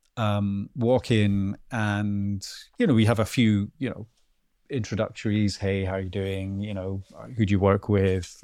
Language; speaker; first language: English; native; English